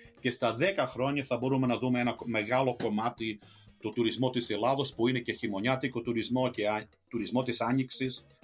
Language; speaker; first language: Greek; early bilingual, heritage; Greek